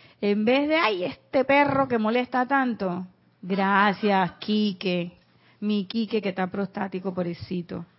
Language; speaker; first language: Spanish; native; Spanish